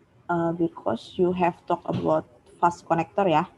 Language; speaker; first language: English; non-native, learner; Indonesian